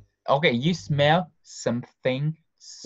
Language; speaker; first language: English; non-native, fluent; Vietnamese